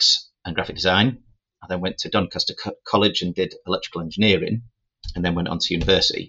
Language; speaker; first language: English; native; English